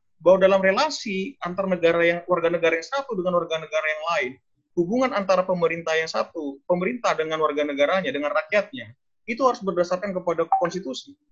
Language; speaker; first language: Indonesian; non-native, local second language; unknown